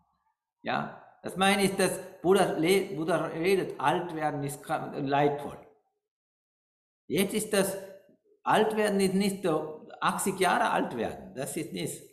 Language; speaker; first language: German; non-native, learner; Sinhala